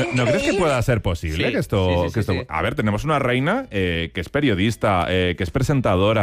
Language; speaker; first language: Spanish; native; Spanish